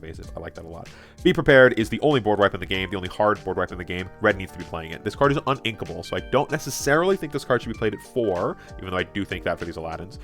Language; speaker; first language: English; native; English